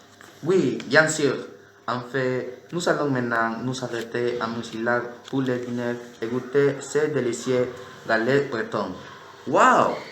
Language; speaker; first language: French; non-native, learner; Spanish